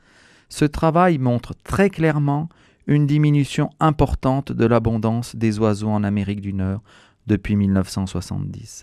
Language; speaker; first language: French; native; French